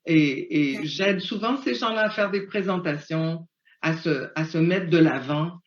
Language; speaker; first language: French; early bilingual, other home language; Haitian Creole